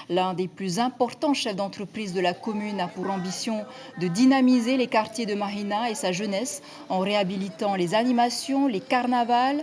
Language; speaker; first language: French; native; French